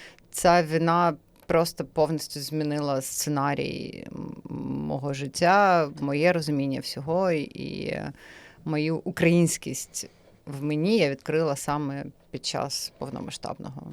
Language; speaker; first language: Ukrainian; native; Ukrainian